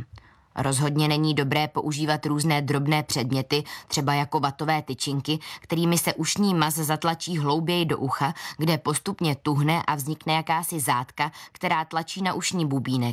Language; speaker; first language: Czech; native; Czech